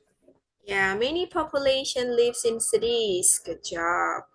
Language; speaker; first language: English; non-native, fluent; Indonesian